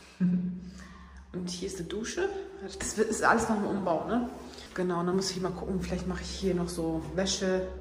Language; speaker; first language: German; early bilingual, other home language; Turkish